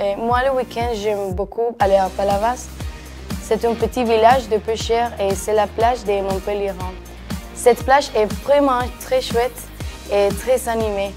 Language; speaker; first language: French; non-native, learner; Spanish